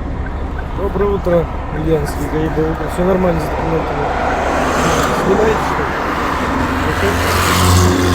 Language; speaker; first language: Russian; native; Russian